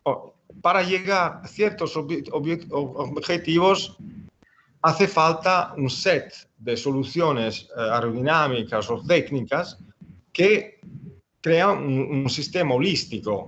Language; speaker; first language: Spanish; non-native, fluent; Italian